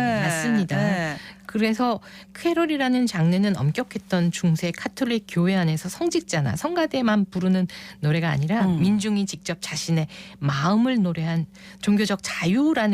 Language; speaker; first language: Korean; native; Korean